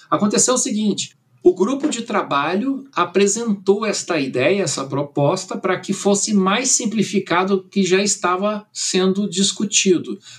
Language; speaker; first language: Portuguese; early bilingual, other home language; German